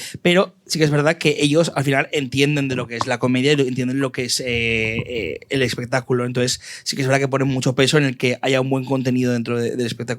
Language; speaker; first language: Spanish; native; Spanish